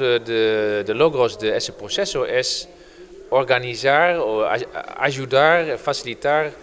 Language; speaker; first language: Spanish; non-native, learner; Dutch